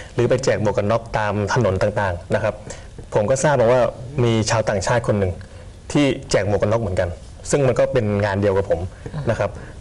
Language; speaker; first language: Thai; native; Thai